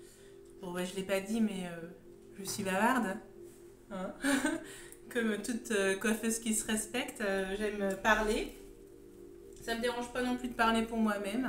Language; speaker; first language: French; native; French